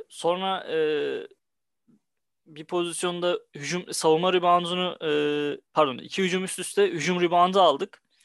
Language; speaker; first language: Turkish; native; Turkish